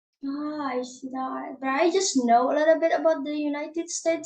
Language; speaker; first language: English; non-native, learner; Indonesian